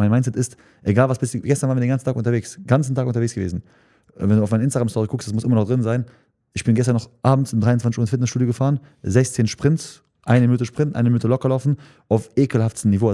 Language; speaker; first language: German; early bilingual, other home language; Chechen